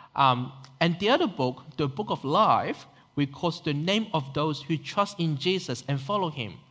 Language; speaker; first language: English; non-native, local second language; Cantonese